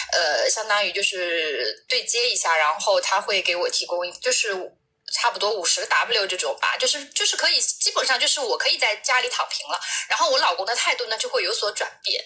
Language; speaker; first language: Chinese; native; Chinese